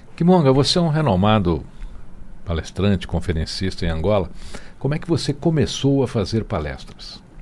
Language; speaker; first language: Portuguese; native; Portuguese